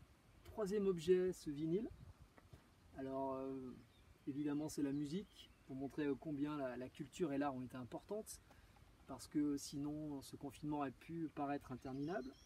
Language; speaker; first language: French; native; French